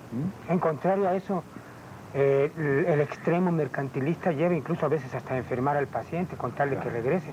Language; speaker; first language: Spanish; native; Spanish